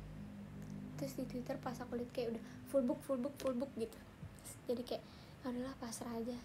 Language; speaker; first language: Indonesian; native; Indonesian